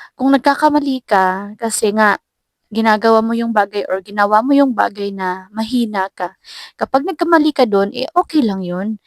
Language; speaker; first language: Filipino; non-native, local second language; Cebuano